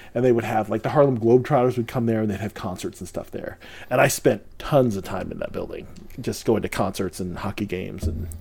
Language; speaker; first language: English; early bilingual, other home language; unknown